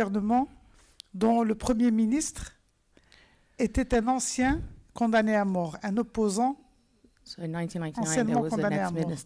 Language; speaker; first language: French; non-native, local second language; Arabic